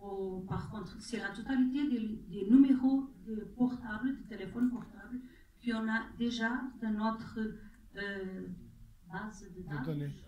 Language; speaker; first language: French; non-native, fluent; Portuguese